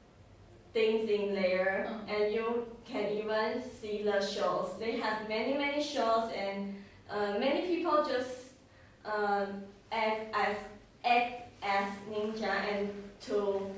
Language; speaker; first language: English; non-native, learner; Chinese